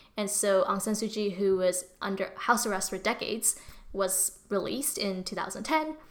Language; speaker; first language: English; early bilingual, other home language; Burmese